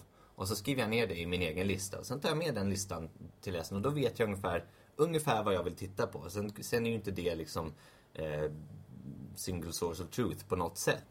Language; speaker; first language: Swedish; native; Swedish